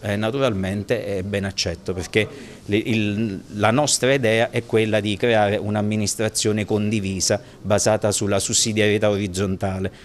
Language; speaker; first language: Italian; native; Italian